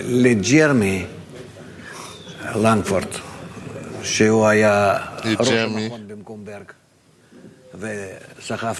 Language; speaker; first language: Hebrew; non-native, fluent; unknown